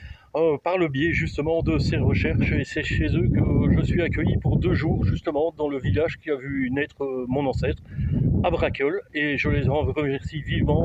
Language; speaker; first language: French; native; French